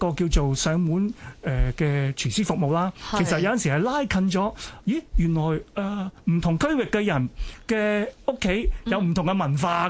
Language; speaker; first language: Cantonese; native; Cantonese